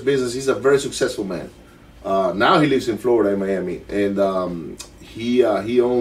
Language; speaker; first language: English; non-native, fluent; Spanish